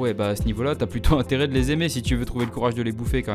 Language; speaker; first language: French; native; French